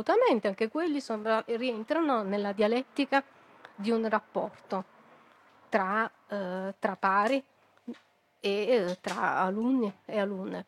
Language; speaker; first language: Italian; native; Italian